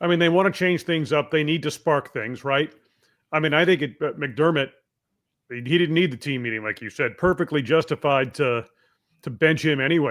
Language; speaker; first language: English; native; English